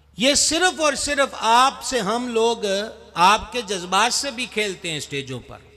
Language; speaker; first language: Urdu; non-native, local second language; Punjabi